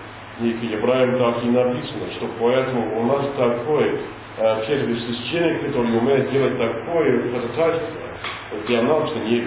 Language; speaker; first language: Russian; non-native, learner; English